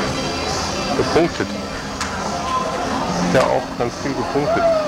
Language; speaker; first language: German; native; German